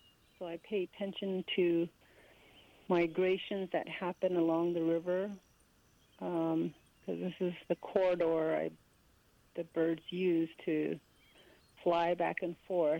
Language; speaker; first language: English; native; English